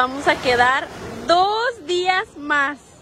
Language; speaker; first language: Spanish; native; Spanish